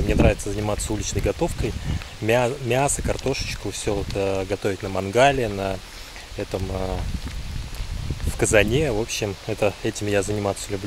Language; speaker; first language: Russian; native; Russian